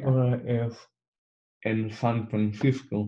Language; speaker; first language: Spanish; non-native, learner; English